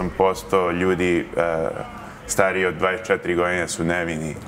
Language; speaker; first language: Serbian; early bilingual, heritage; Serbian